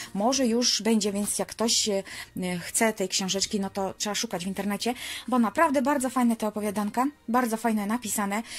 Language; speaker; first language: Polish; non-native, fluent; Ukrainian